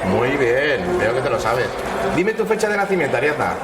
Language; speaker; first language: Spanish; native; Spanish